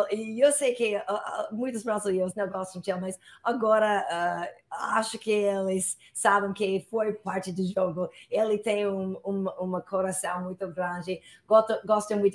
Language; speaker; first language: Portuguese; non-native, learner; English